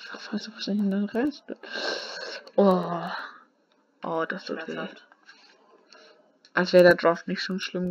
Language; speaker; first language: German; native; German